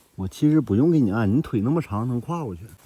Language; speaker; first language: Chinese; native; Chinese